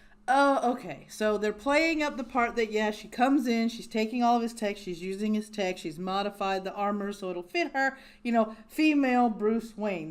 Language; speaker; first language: English; native; English